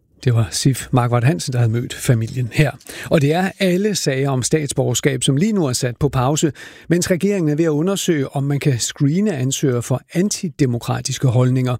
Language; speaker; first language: Danish; native; Danish